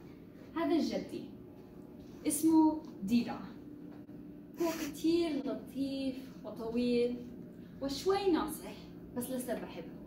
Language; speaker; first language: Arabic; non-native, learner; English